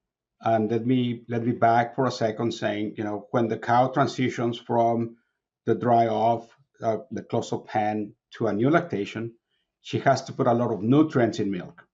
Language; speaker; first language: English; non-native, fluent; Spanish